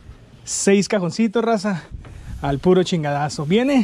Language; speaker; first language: Spanish; native; Spanish